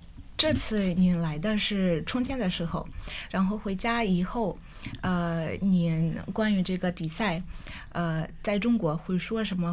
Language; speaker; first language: Chinese; non-native, fluent; Russian